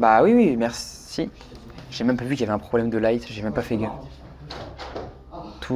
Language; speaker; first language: French; native; French